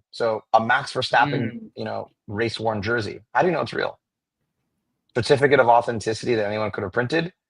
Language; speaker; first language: English; native; English